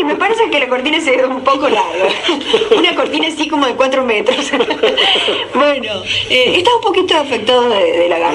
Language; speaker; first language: Spanish; native; Spanish